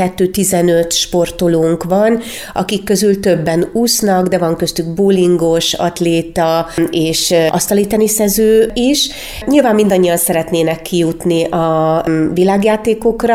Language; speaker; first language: Hungarian; native; Hungarian